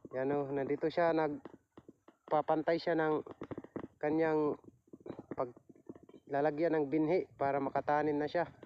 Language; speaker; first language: Filipino; non-native, local second language; Waray